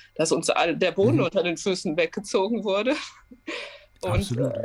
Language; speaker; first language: German; early bilingual, other home language; Romanian